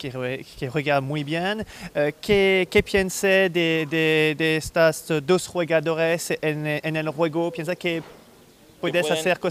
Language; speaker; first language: Spanish; non-native, learner; French